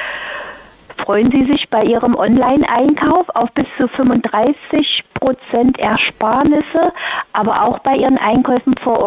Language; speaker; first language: German; native; German